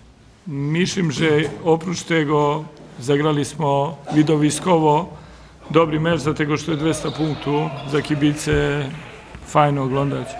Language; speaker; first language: Polish; non-native, learner; Serbian